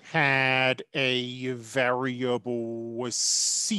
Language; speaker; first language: English; native; English